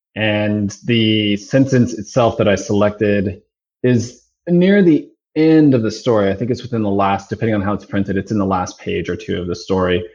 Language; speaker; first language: English; native; English